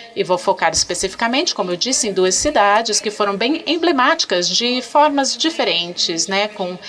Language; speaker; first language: Portuguese; non-native, fluent; French